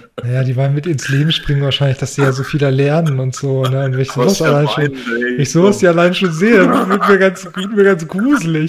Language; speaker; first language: German; native; German